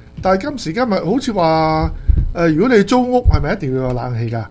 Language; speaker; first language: Chinese; native; Chinese